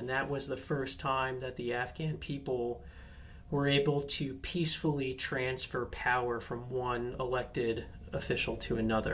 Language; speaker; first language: English; native; English